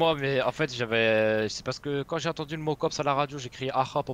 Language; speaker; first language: French; native; French